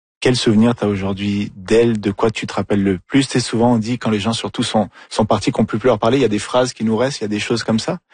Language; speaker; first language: French; native; French